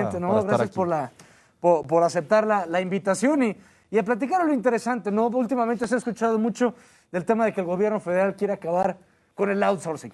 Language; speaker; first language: Spanish; native; Spanish